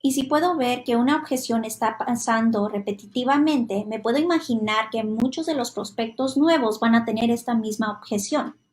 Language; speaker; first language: Spanish; non-native, fluent; Hungarian